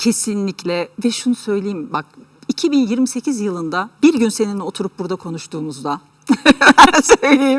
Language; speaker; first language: Turkish; native; Turkish